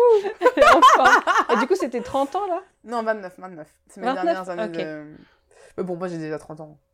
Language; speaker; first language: French; early bilingual, other home language; Japanese